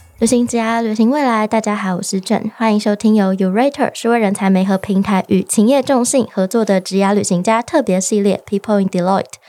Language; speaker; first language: Chinese; native; Chinese